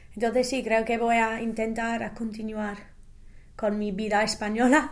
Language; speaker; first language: Spanish; non-native, fluent; English